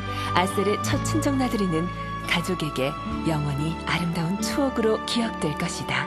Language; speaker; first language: Korean; native; Korean